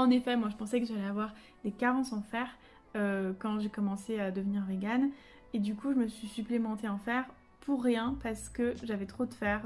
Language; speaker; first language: French; native; French